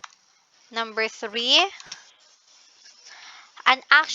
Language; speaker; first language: English; non-native, local second language; Filipino